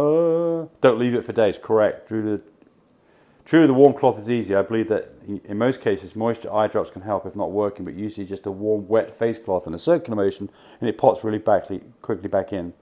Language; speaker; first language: English; native; English